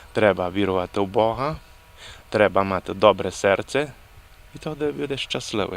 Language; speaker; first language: Ukrainian; early bilingual, heritage; Rusyn